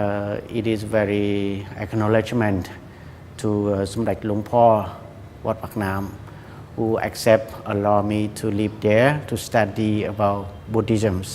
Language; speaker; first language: English; non-native, learner; Khmer